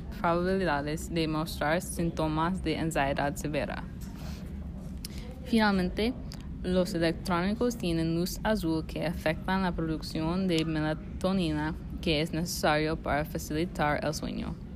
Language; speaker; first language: Spanish; non-native, learner; English